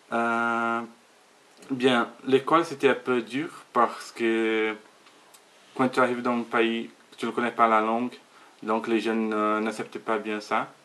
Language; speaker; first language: French; non-native, learner; Portuguese